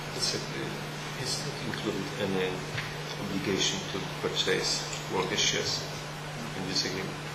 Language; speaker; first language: English; non-native, learner; Polish